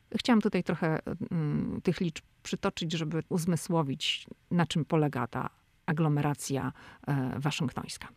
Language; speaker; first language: Polish; native; Polish